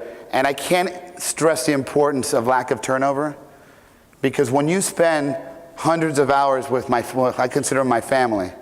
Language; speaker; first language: English; native; English